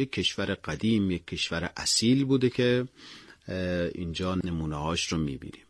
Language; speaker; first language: Persian; native; Persian